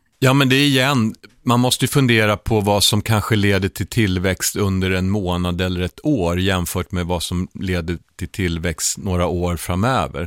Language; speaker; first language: Swedish; native; Swedish